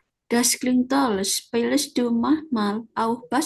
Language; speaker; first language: German; non-native, learner; Indonesian